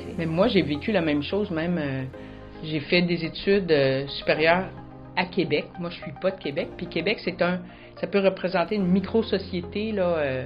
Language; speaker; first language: French; native; French